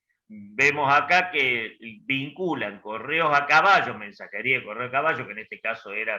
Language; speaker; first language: Spanish; native; Spanish